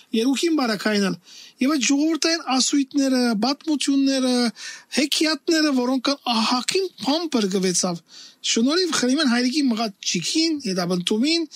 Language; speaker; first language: Armenian; native; Armenian